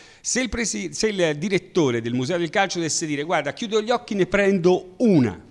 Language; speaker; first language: Italian; native; Italian